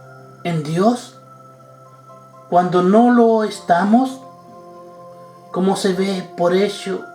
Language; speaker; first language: Spanish; native; Spanish